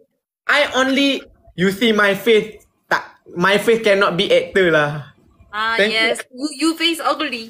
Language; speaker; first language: English; non-native, learner; Malay